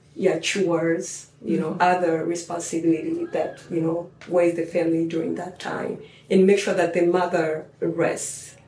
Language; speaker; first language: English; non-native, local second language; Swahili